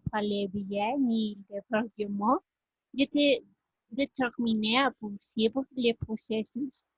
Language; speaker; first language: French; non-native, learner; Spanish